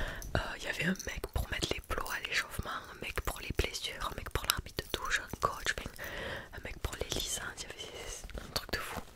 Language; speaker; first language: French; native; French